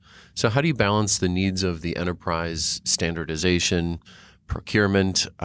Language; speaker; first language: English; native; English